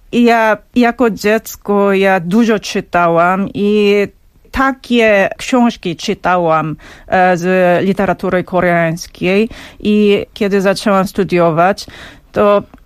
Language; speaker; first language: Polish; non-native, fluent; Korean